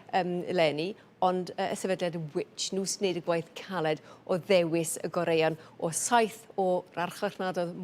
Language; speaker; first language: Welsh; native; Welsh